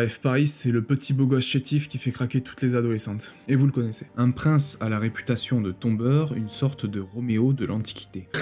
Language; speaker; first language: French; native; French